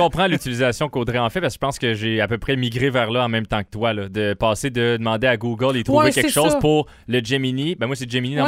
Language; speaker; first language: French; native; French